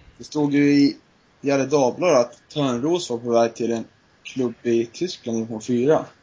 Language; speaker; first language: Swedish; native; Swedish